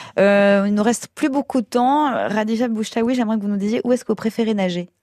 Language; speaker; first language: French; native; French